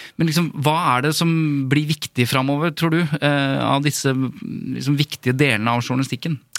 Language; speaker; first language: Norwegian; native; Norwegian